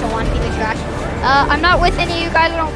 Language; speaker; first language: English; native; English